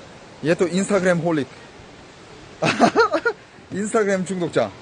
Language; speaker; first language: Korean; native; Korean